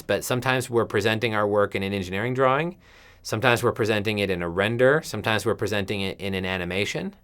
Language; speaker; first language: English; native; English